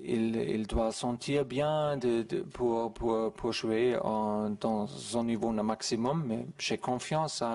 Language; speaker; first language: French; non-native, learner; German